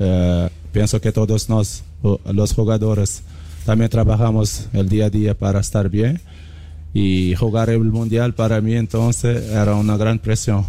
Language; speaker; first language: Spanish; non-native, fluent; Portuguese